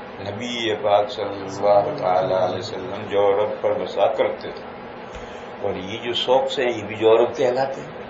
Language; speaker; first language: Urdu; non-native, local second language; Gujarati